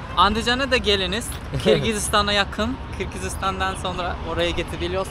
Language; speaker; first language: Turkish; non-native, learner; Uzbek